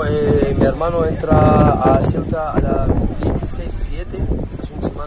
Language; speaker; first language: Spanish; non-native, learner; Arabic